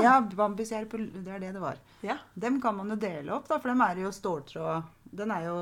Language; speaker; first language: Norwegian; native; Norwegian